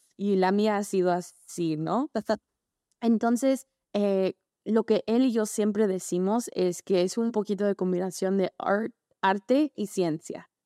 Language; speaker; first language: Spanish; early bilingual, heritage; Spanish